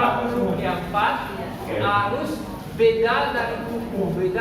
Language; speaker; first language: Indonesian; non-native, learner; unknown